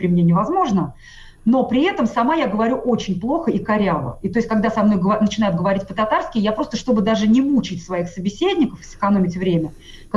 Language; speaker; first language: Russian; non-native, local second language; Tatar